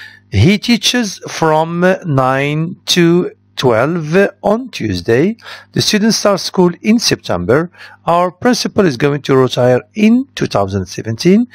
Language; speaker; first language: English; non-native, fluent; Arabic